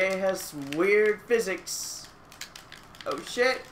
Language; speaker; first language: English; native; English